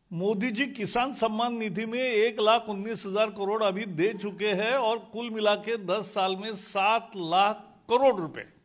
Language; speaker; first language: Hindi; non-native, local second language; Marathi